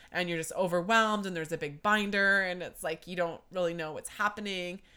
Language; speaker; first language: English; native; English